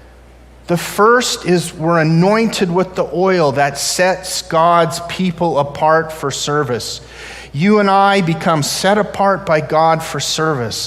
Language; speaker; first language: English; native; English